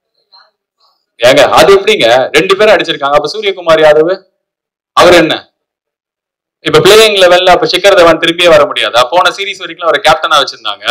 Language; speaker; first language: Tamil; native; Tamil